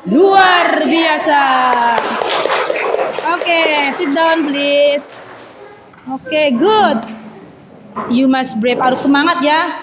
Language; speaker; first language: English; non-native, learner; Indonesian